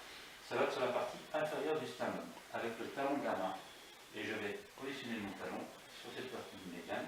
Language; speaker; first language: French; native; French